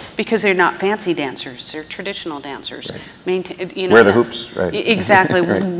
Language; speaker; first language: English; native; English